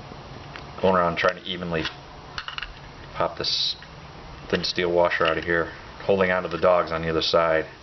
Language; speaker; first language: English; native; English